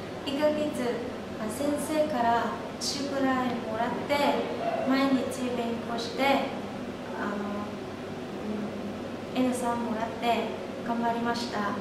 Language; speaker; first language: Japanese; non-native, learner; Vietnamese